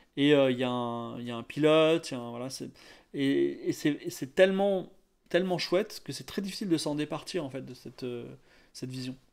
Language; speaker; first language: French; native; French